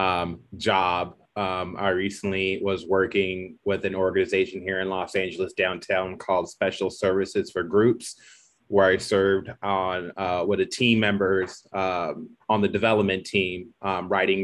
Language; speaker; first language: English; native; English